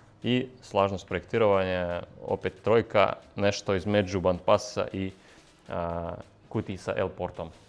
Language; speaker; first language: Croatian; non-native, fluent; Russian